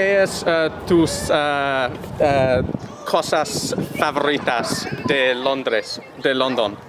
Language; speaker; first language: Spanish; non-native, learner; English